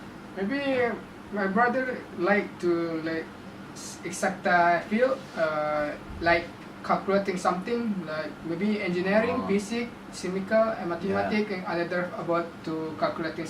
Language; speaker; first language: English; non-native, learner; Indonesian